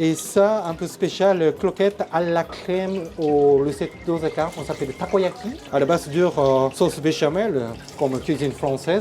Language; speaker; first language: French; non-native, learner; Japanese